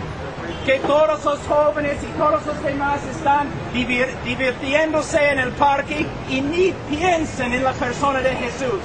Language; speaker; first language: Spanish; non-native, fluent; English